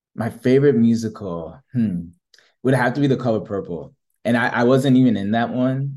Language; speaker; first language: English; native; English